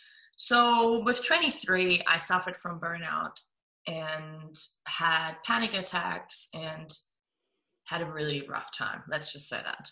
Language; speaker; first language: English; non-native, fluent; German